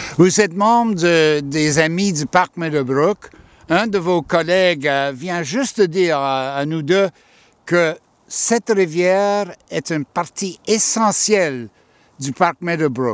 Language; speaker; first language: French; non-native, local second language; English